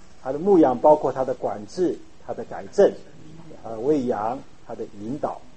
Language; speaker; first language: Chinese; native; Chinese